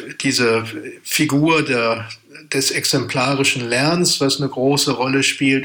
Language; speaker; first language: German; native; German